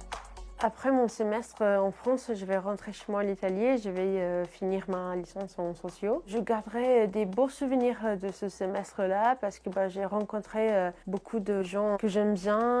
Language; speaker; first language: French; non-native, fluent; Italian